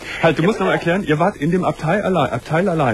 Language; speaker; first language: German; native; German